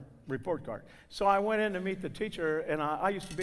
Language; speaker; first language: English; native; English